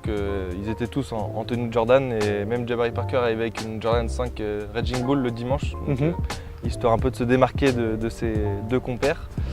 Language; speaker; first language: French; native; French